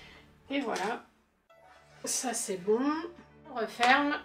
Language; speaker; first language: French; native; French